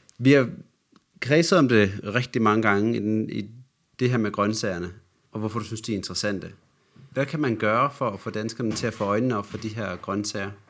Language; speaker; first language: Danish; native; Danish